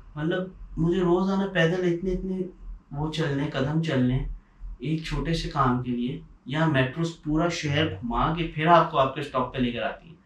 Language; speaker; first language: Urdu; native; Urdu